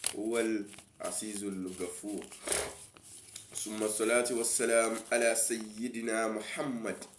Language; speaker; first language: Arabic; non-native, learner; Yoruba